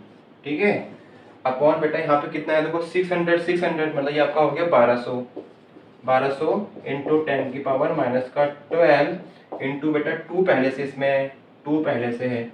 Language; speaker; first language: Hindi; native; Hindi